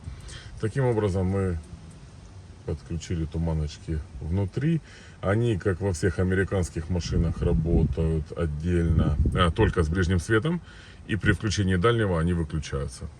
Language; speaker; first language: Russian; native; Russian